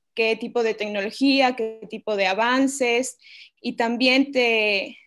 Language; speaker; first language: Spanish; native; Spanish